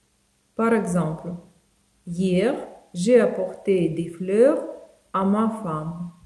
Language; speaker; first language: French; non-native, fluent; Ukrainian